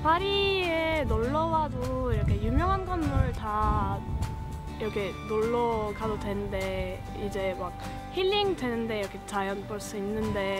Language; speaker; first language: Korean; non-native, fluent; French